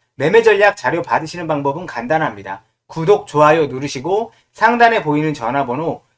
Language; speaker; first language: Korean; native; Korean